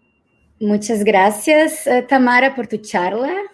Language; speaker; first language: Spanish; non-native, learner; Portuguese